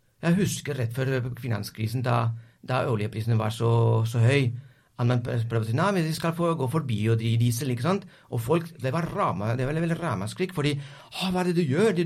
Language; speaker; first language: Norwegian; non-native, fluent; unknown